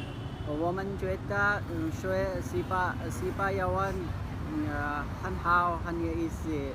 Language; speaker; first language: Chinese; non-native, learner; Hindi